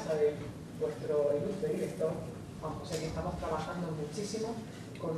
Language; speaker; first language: Spanish; native; Spanish